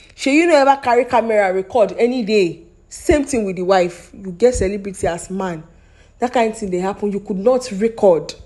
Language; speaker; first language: Nigerian Pidgin; non-native, local second language; Yoruba